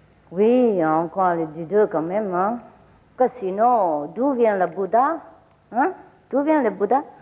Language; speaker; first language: French; non-native, learner; Vietnamese